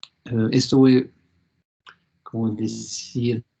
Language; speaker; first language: Spanish; non-native, fluent; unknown